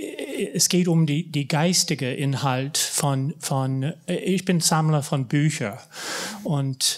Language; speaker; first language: German; non-native, fluent; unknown